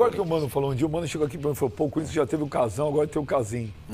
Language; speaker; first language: Portuguese; native; Portuguese